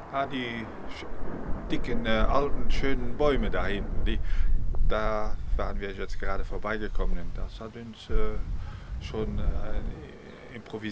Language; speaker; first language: German; non-native, local second language; Luxembourgish